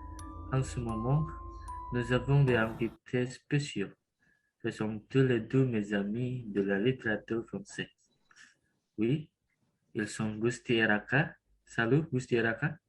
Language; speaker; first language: French; non-native, learner; Indonesian